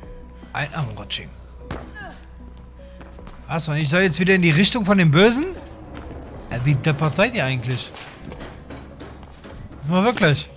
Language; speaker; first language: German; native; German